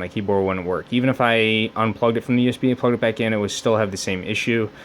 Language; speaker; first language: English; native; English